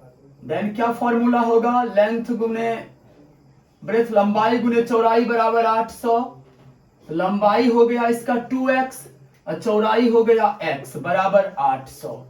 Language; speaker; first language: Hindi; native; Hindi